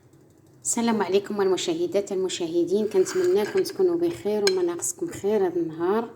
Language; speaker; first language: Arabic; native; Arabic